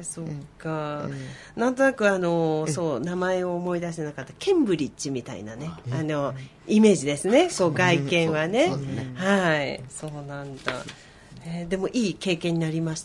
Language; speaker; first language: Japanese; native; Japanese